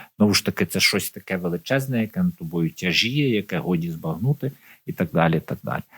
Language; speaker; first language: Ukrainian; native; Ukrainian